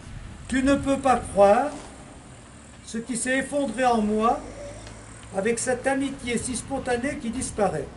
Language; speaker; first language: French; native; French